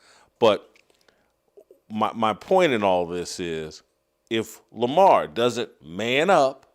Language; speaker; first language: English; native; English